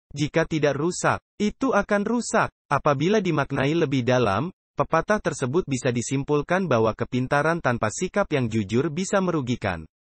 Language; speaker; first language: Indonesian; non-native, local second language; Buginese